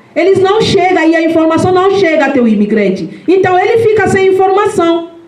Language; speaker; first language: Portuguese; non-native, fluent; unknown